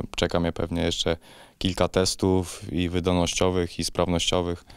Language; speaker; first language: Polish; native; Polish